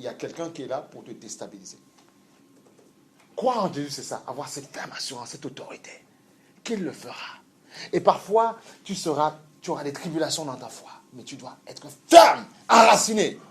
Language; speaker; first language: French; native; French